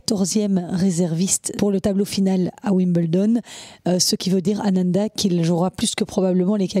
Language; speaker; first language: French; native; French